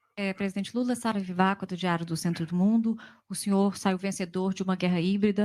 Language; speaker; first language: Portuguese; native; Portuguese